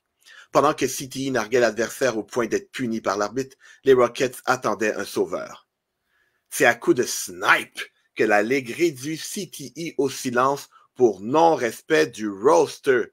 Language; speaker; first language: French; native; French